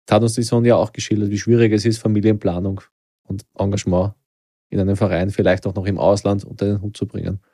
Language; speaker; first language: German; native; German